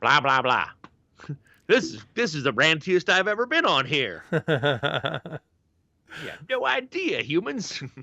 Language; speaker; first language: English; native; English